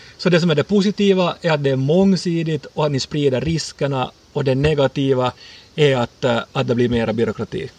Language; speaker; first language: Swedish; native; Swedish